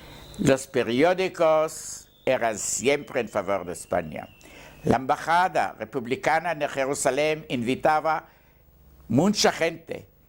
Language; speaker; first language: Spanish; non-native, learner; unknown